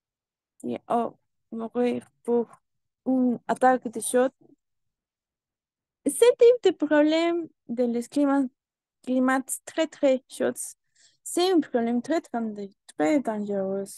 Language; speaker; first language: French; non-native, learner; Spanish